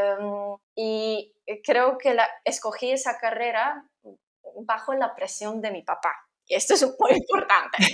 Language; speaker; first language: Spanish; non-native, fluent; Polish